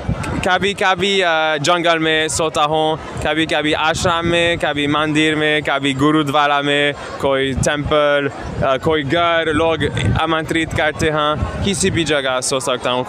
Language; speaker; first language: Hindi; non-native, learner; German